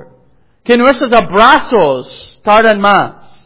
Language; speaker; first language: Spanish; non-native, learner; English